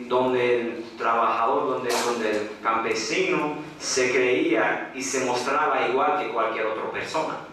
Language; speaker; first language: Spanish; non-native, fluent; English